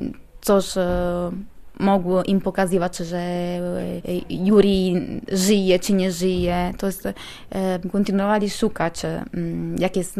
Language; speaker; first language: Polish; non-native, learner; Italian